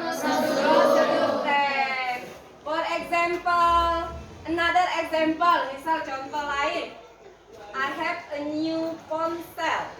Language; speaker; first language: English; non-native, learner; Indonesian